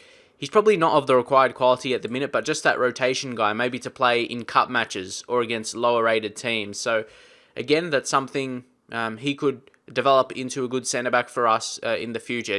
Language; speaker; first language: English; native; English